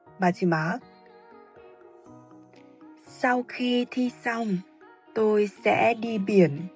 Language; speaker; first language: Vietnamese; non-native, fluent; Korean